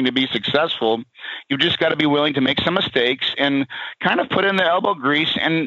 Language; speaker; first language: English; native; English